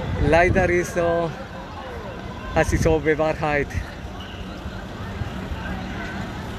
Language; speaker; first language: German; non-native, fluent; Spanish